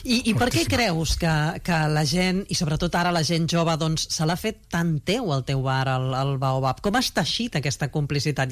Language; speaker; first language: Catalan; native; Catalan